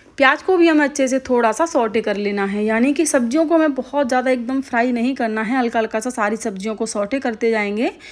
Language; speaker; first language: Hindi; native; Hindi